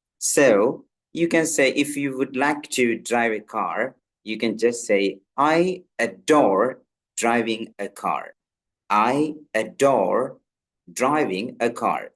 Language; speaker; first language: English; non-native, local second language; Malayalam